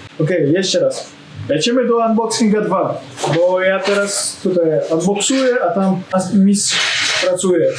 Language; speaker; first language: Polish; non-native, learner; Russian